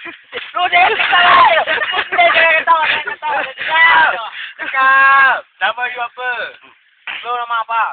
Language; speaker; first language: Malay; non-native, local second language; Tamil